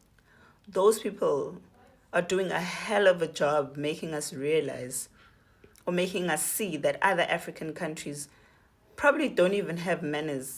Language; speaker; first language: English; non-native, local second language; Zulu